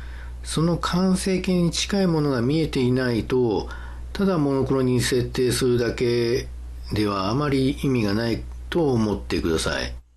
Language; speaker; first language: Japanese; native; Japanese